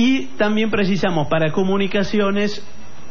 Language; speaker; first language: Spanish; native; Spanish